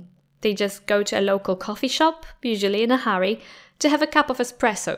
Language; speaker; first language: English; non-native, fluent; Polish